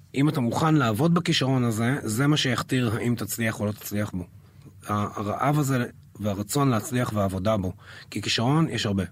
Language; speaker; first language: Hebrew; native; Hebrew